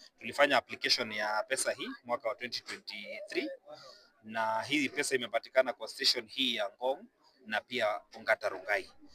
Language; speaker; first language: Swahili; non-native, local second language; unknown